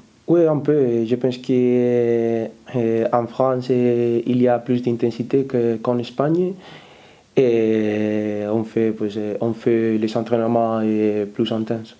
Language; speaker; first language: French; non-native, learner; Spanish